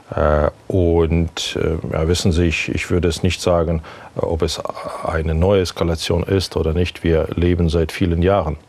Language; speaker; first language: German; non-native, fluent; Ukrainian